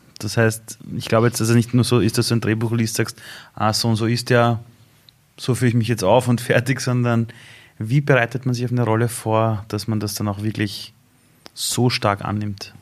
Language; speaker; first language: German; early bilingual, other home language; Persian